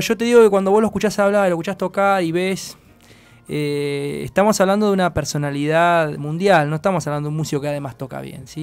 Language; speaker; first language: Spanish; native; Spanish